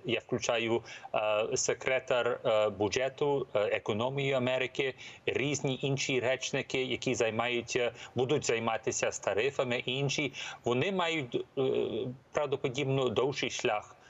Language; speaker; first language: Ukrainian; early bilingual, heritage; English